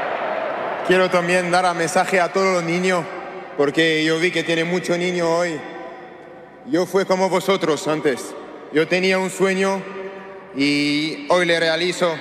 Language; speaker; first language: Spanish; non-native, learner; French